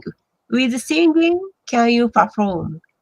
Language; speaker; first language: English; non-native, learner; Japanese